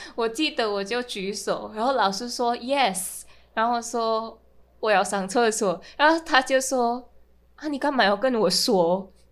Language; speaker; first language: Chinese; non-native, fluent; Min Nan Chinese